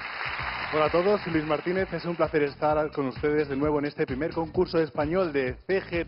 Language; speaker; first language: Spanish; non-native, fluent; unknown